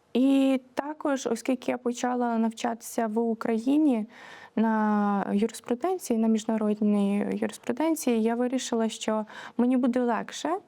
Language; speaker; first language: Ukrainian; native; Ukrainian